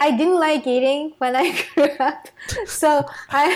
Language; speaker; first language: English; non-native, fluent; Japanese